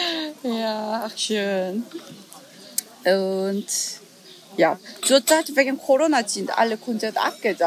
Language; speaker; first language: German; non-native, learner; Korean